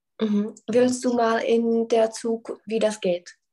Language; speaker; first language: German; non-native, fluent; Czech